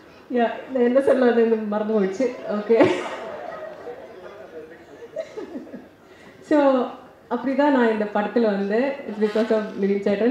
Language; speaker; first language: Tamil; non-native, learner; Malayalam